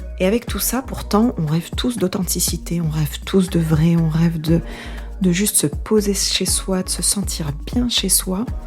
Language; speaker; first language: French; native; French